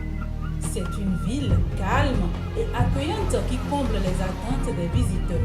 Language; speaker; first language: French; native; French